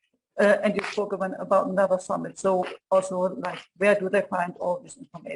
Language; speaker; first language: English; non-native, fluent; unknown